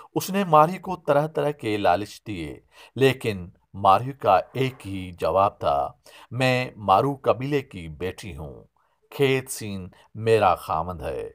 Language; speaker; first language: Urdu; non-native, local second language; Sindhi